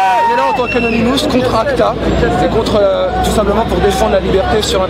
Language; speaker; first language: French; native; French